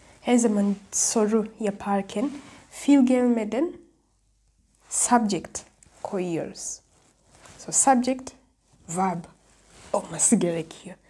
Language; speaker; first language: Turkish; non-native, fluent; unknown